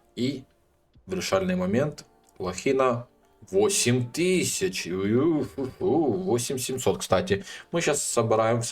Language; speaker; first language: Russian; non-native, local second language; Ukrainian